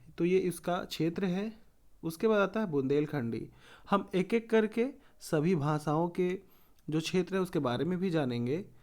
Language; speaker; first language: Hindi; native; Hindi